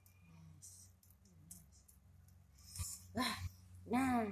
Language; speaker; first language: English; non-native, local second language; Malay